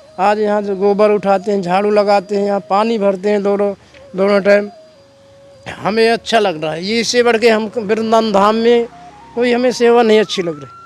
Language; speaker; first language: Hindi; native; Hindi